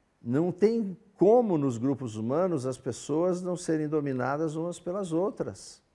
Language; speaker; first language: Portuguese; native; Portuguese